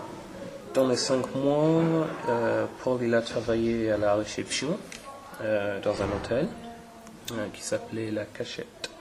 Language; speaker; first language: French; non-native, fluent; English